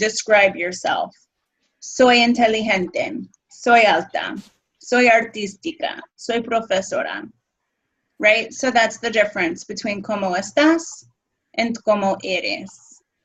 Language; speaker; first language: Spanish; non-native, fluent; English